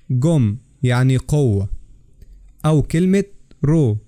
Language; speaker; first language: Arabic; native; Arabic